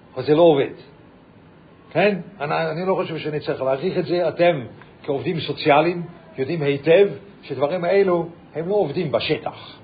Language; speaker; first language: Hebrew; non-native, fluent; English